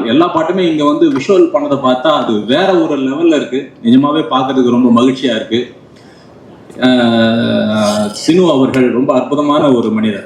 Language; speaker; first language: Tamil; native; Tamil